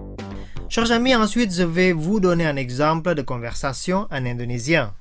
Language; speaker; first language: French; non-native, fluent; Indonesian